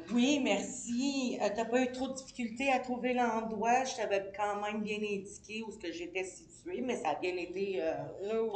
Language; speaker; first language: French; native; French